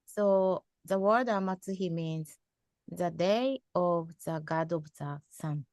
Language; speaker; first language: English; non-native, fluent; Japanese